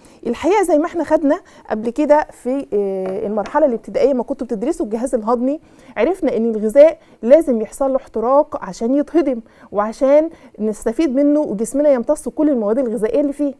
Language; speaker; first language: Arabic; native; Arabic